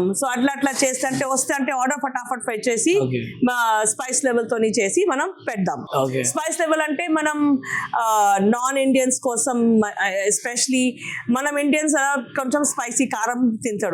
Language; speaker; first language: Telugu; non-native, local second language; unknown